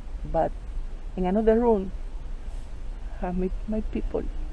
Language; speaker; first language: English; non-native, learner; Spanish